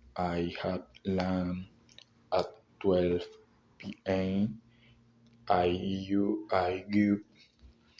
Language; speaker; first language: English; non-native, learner; Spanish